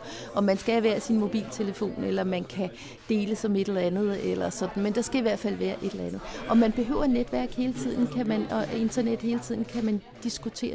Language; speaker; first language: Danish; native; Danish